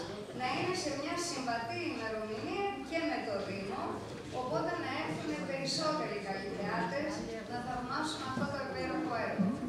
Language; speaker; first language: Greek; native; Greek